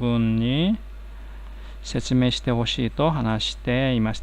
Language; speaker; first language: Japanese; non-native, fluent; Korean